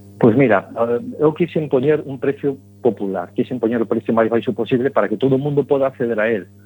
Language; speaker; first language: Galician; non-native, local second language; Spanish